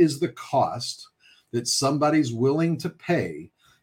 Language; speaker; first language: English; native; English